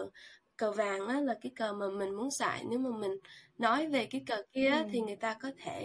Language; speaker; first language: Vietnamese; early bilingual, heritage; Vietnamese